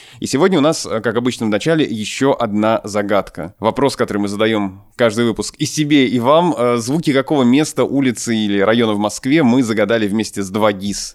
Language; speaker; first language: Russian; native; Russian